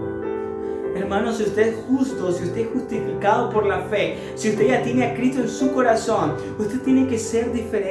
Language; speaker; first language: Spanish; native; Spanish